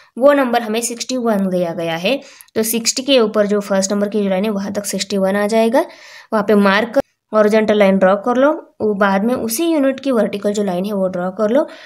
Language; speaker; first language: Hindi; non-native, local second language; Marathi